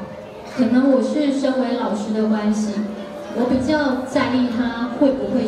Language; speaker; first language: Chinese; native; Chinese